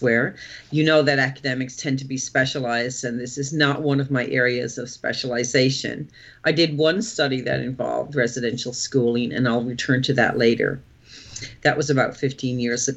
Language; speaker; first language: English; native; English